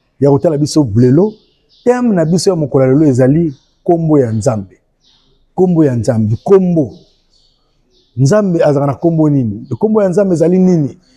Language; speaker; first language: Lingala; native; Lingala